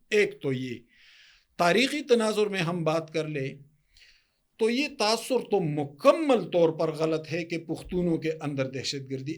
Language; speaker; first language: Urdu; native; Urdu